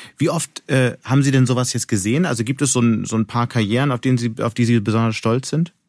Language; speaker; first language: German; native; German